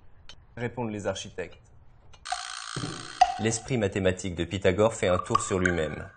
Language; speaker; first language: French; native; French